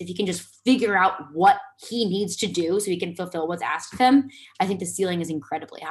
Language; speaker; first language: English; native; English